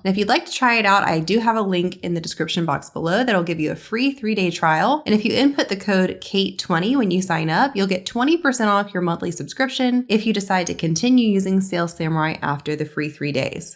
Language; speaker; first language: English; native; English